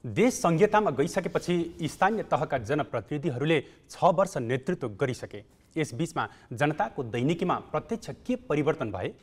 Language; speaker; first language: Nepali; native; Nepali